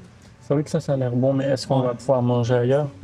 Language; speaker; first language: French; native; French